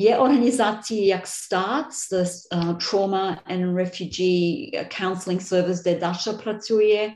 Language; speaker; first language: Ukrainian; early bilingual, heritage; Ukrainian